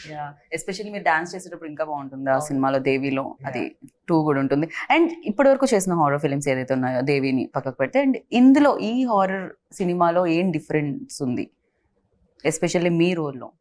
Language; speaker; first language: Telugu; native; Telugu